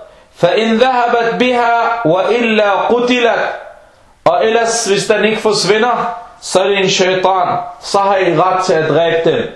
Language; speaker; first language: Danish; non-native, fluent; Arabic